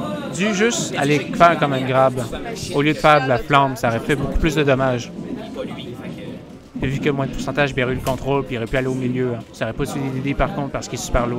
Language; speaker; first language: French; native; French